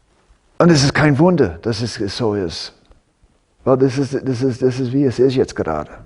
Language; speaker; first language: German; non-native, fluent; English